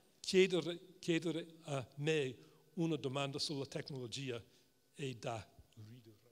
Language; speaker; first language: Italian; non-native, fluent; English